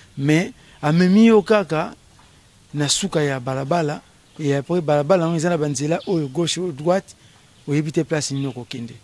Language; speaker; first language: Lingala; non-native, local second language; Kongo